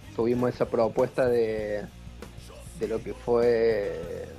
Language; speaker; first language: Spanish; native; Spanish